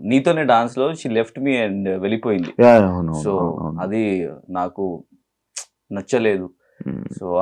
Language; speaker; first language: Telugu; non-native, learner; Hindi